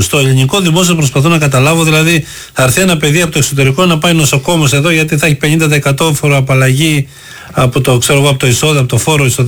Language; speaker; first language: Greek; native; Greek